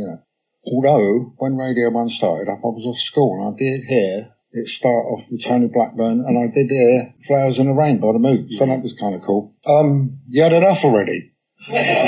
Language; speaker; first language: English; native; English